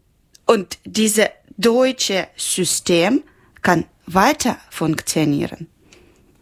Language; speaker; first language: German; non-native, local second language; Ukrainian